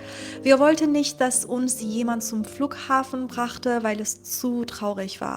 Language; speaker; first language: German; non-native, fluent; Persian